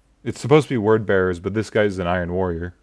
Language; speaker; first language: English; native; English